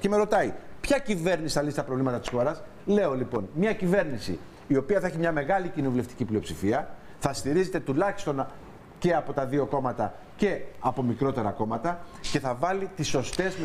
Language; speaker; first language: Greek; native; Greek